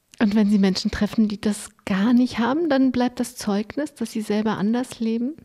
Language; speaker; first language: German; native; German